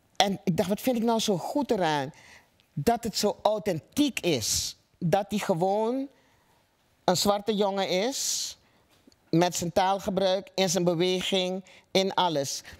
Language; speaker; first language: Dutch; native; Dutch